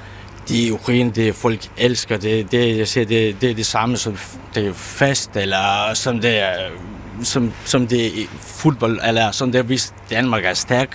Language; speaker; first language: Danish; non-native, learner; Ukrainian